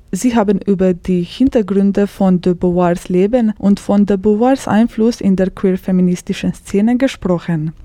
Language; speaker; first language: German; native; German